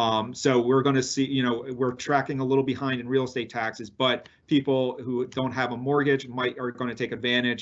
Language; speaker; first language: English; native; English